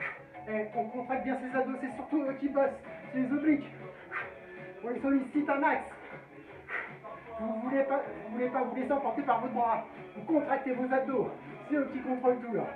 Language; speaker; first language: French; native; French